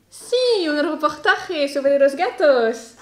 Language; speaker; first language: Spanish; non-native, learner; French